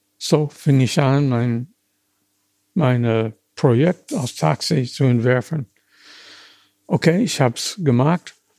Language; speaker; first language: German; non-native, fluent; English